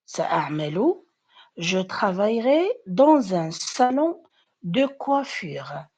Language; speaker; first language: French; non-native, fluent; Arabic